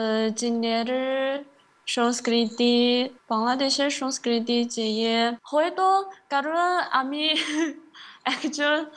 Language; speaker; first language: Bangla; non-native, learner; Chinese